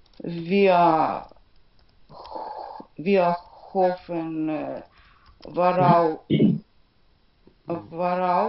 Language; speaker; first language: German; non-native, learner; Ukrainian